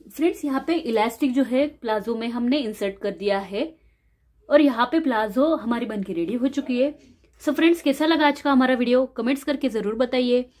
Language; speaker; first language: Hindi; non-native, local second language; Marathi